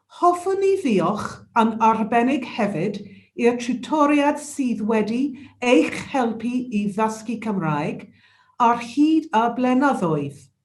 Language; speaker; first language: Welsh; non-native, local second language; English